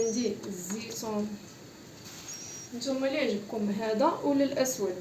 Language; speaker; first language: Arabic; native; Arabic